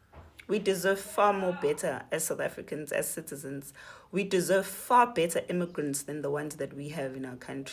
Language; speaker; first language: English; non-native, local second language; Zulu